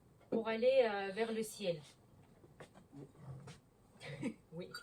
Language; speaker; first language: French; non-native, learner; Mongolian